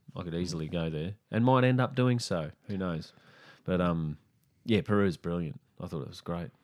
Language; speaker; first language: English; native; English